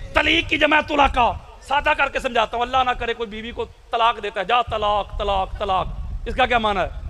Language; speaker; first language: Urdu; non-native, local second language; Punjabi